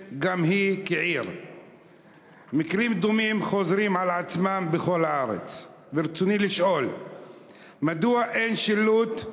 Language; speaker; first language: Hebrew; non-native, local second language; Arabic